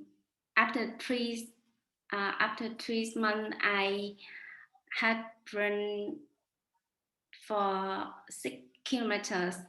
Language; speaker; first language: English; non-native, learner; Vietnamese